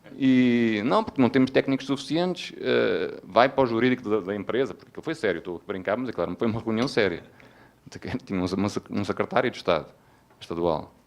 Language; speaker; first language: Portuguese; native; Portuguese